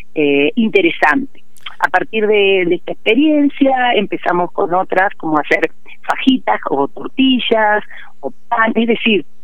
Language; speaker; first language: Spanish; native; Spanish